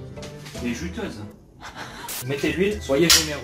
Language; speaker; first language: French; native; French